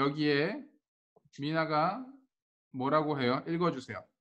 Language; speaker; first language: Korean; non-native, fluent; Spanish